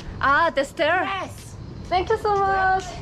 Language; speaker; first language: English; non-native, learner; Korean